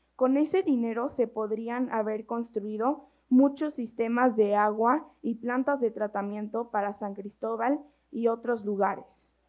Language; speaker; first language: Spanish; native; Spanish